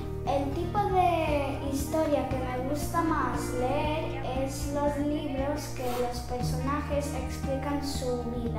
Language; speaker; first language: Spanish; early bilingual, other home language; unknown